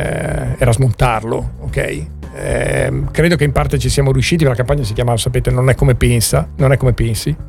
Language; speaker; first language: Italian; native; Italian